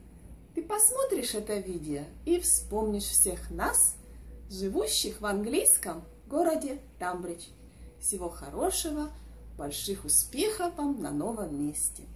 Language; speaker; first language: Russian; native; Russian